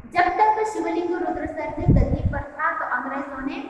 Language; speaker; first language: Hindi; non-native, local second language; Kannada